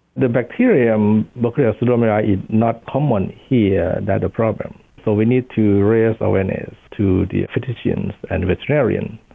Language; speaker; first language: English; non-native, fluent; Thai